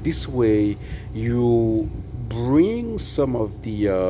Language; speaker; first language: English; non-native, local second language; Haitian Creole